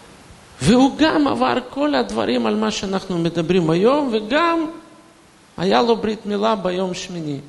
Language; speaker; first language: Hebrew; non-native, fluent; Russian